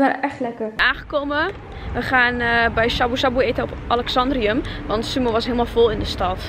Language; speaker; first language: Dutch; native; Dutch